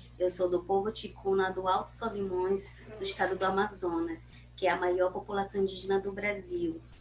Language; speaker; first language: Portuguese; non-native, local second language; Ticuna